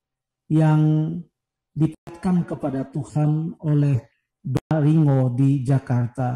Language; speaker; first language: Indonesian; native; Indonesian